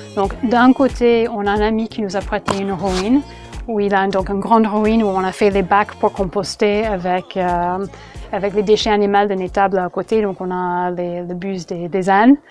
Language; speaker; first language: French; non-native, fluent; English